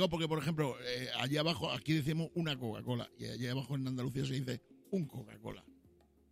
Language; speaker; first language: Spanish; native; Spanish